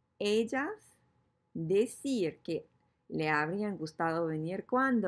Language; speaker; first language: Spanish; non-native, fluent; English